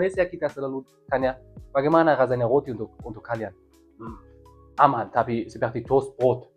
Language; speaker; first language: Indonesian; non-native, learner; German